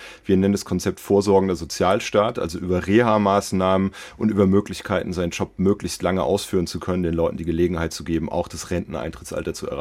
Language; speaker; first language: German; native; German